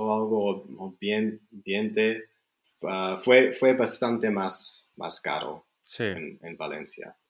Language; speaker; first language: Spanish; non-native, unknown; Dutch